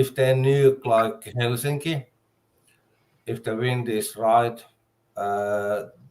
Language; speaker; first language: English; non-native, learner; Finnish